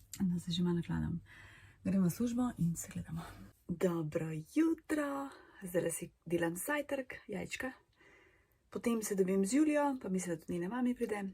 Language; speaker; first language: Slovenian; early bilingual, other home language; Serbian